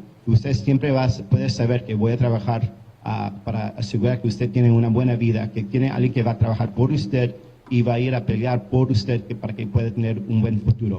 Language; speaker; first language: Spanish; early bilingual, heritage; English